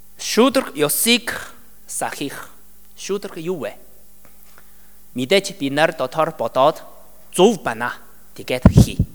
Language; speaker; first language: Mongolian; non-native, learner; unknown